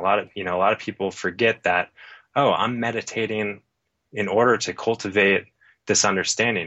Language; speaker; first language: English; native; English